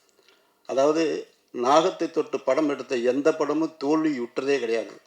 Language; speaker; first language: Tamil; native; Tamil